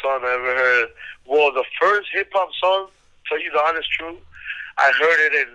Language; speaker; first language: English; early bilingual, other home language; Spanish